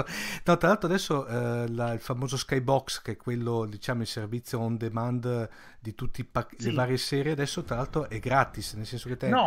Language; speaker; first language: Italian; native; Italian